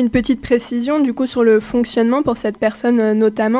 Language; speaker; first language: French; native; French